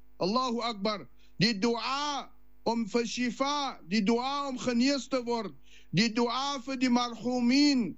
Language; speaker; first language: Dutch; non-native, learner; Afrikaans